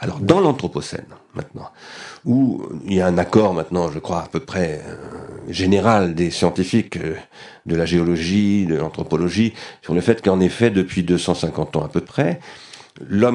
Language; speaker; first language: French; native; French